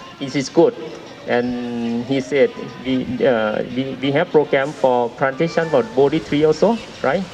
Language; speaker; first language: English; non-native, learner; Thai